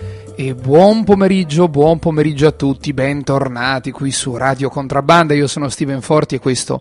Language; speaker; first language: Italian; native; Italian